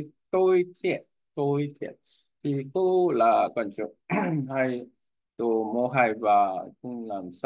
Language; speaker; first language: Vietnamese; non-native, learner; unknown